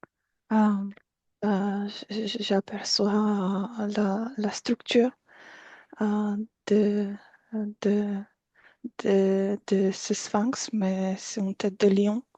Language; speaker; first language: French; non-native, fluent; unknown